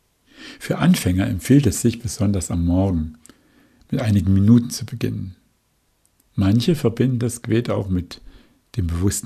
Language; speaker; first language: German; native; German